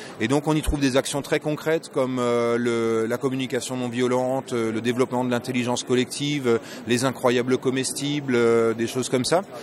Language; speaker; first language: French; native; French